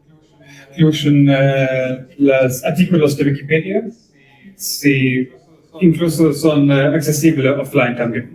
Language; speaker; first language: Spanish; non-native, learner; German